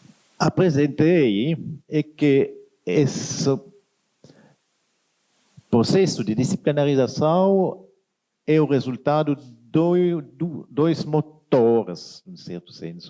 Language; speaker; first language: Portuguese; non-native, learner; French